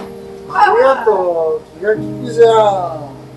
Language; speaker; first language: Japanese; native; Japanese